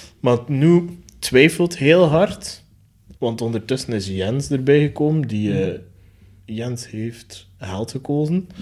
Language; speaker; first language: Dutch; native; Dutch